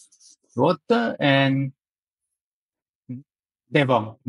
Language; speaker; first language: French; non-native, learner; Chinese